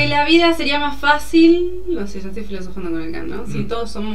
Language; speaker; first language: Spanish; native; Spanish